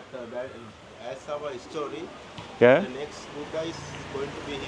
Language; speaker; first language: English; non-native, local second language; Sinhala